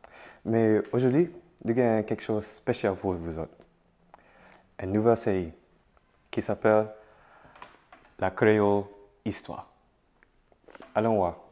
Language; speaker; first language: French; non-native, local second language; English